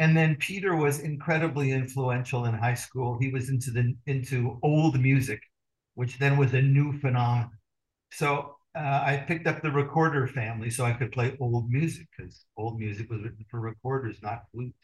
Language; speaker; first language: English; native; English